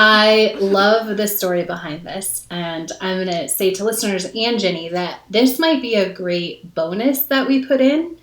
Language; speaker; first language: English; native; English